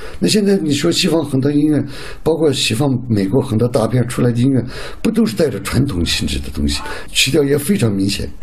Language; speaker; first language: Chinese; non-native, local second language; Uyghur